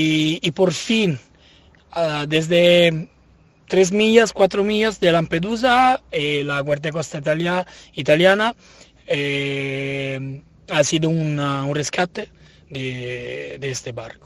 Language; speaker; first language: Spanish; non-native, fluent; Italian